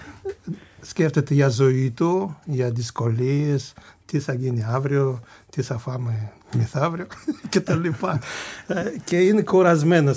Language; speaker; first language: Greek; non-native, fluent; Russian